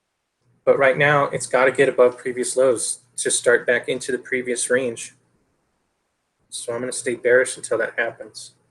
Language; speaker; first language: English; native; English